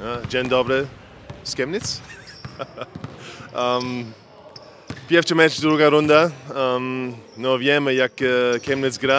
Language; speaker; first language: Polish; non-native, fluent; German